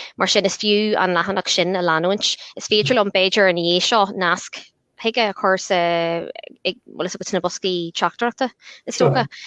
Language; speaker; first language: Irish; non-native, local second language; English